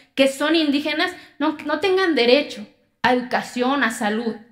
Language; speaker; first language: Spanish; non-native, local second language; Zapotec